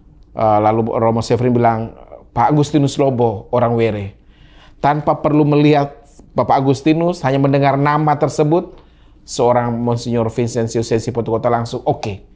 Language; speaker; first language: Indonesian; native; Indonesian